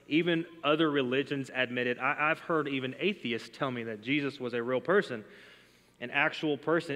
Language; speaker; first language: English; native; English